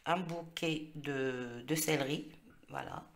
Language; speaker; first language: French; non-native, local second language; Arabic